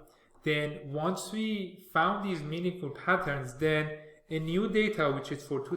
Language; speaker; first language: English; non-native, fluent; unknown